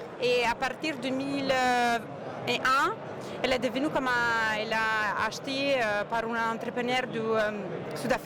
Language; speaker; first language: French; non-native, fluent; Italian